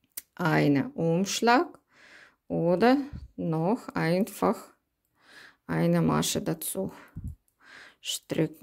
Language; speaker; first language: German; non-native, learner; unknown